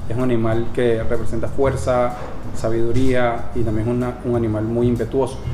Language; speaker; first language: Spanish; native; Spanish